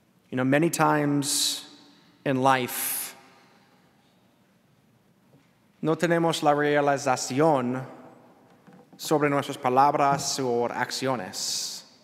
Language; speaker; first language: Spanish; non-native, learner; English